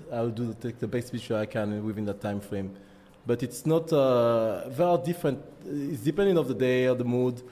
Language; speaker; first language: English; non-native, fluent; French